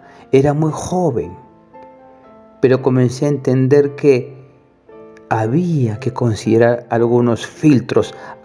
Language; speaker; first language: Spanish; native; Spanish